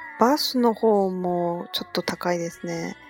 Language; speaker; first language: Japanese; non-native, fluent; Chinese